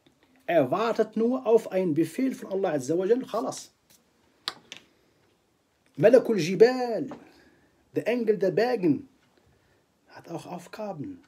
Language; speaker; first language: German; non-native, fluent; Arabic